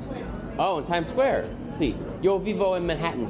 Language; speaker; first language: Spanish; non-native, learner; English